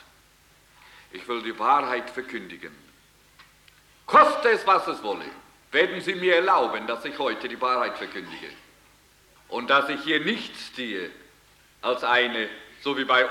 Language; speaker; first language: German; early bilingual, heritage; German